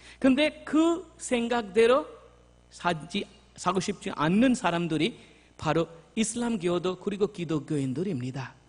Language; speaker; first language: Korean; non-native, fluent; Bangla